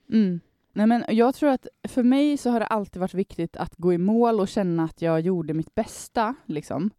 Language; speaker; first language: Swedish; native; Swedish